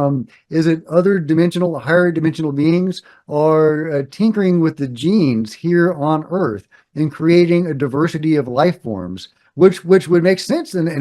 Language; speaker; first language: English; native; English